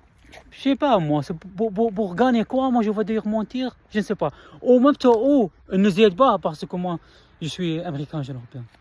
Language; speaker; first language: French; non-native, learner; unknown